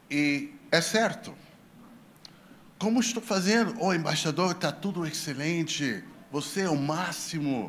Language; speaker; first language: Portuguese; non-native, fluent; English